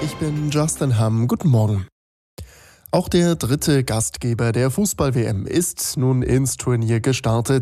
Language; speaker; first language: German; native; German